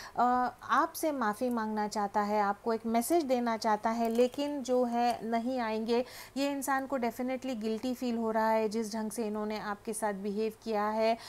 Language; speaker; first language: Hindi; native; Hindi